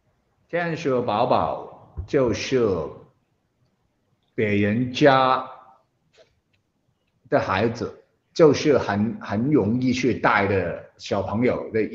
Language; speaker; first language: Chinese; non-native, local second language; Cantonese